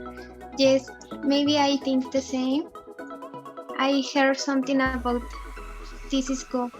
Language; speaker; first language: English; non-native, learner; Spanish